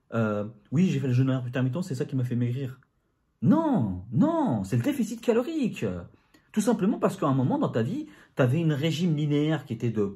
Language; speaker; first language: French; native; French